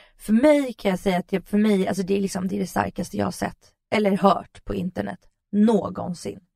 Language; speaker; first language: Swedish; early bilingual, other home language; Russian